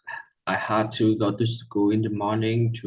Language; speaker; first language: English; non-native, learner; Vietnamese